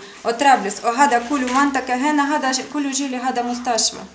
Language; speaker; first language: Arabic; non-native, learner; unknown